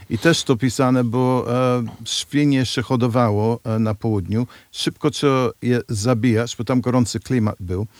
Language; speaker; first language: Polish; non-native, fluent; English